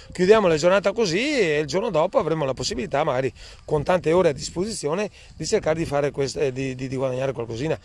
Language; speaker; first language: Italian; native; Italian